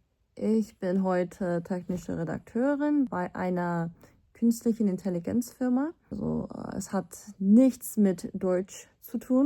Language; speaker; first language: German; non-native, fluent; Korean